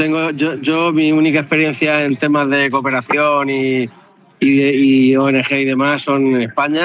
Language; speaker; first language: Spanish; native; Spanish